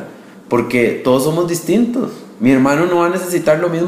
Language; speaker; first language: Spanish; native; Spanish